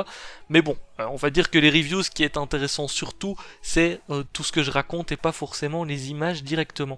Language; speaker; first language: French; native; French